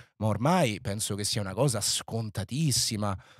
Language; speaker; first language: Italian; native; Italian